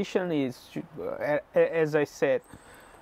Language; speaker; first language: English; non-native, learner; Portuguese